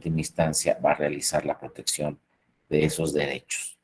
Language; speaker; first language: Spanish; native; Spanish